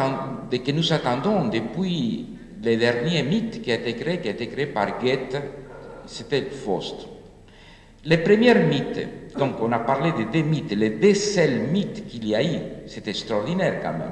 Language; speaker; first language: French; non-native, fluent; Spanish